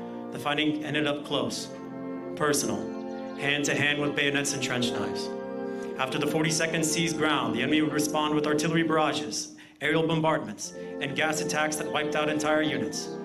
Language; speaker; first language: English; native; English